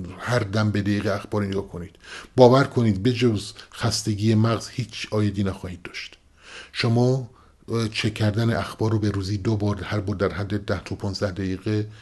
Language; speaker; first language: Persian; non-native, local second language; Kurdish